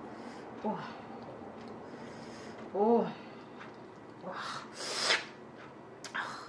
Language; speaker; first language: English; non-native, learner; Indonesian